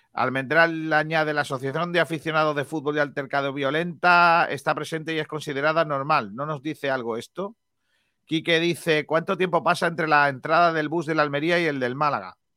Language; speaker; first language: Spanish; native; Spanish